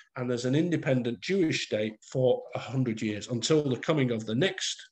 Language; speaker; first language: English; native; English